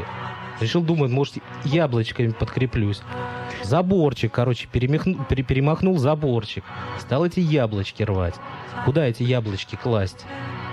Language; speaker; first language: Russian; native; Russian